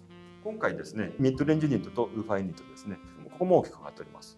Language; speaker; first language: Japanese; native; Japanese